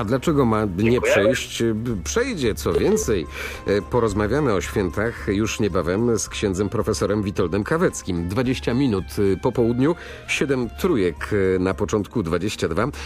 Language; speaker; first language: Polish; native; Polish